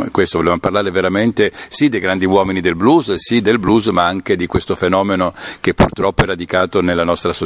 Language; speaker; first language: Italian; native; Italian